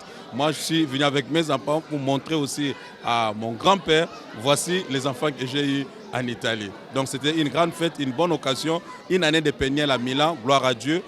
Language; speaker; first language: French; non-native, local second language; Lingala